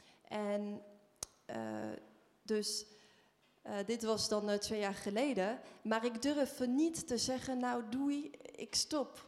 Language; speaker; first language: Dutch; non-native, fluent; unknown